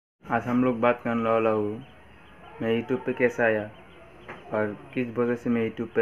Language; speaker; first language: Hindi; non-native, local second language; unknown